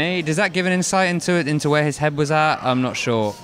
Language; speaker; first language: English; native; English